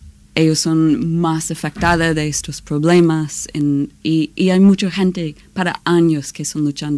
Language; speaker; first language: Spanish; non-native, learner; English